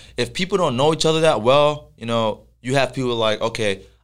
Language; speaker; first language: English; non-native, local second language; Yoruba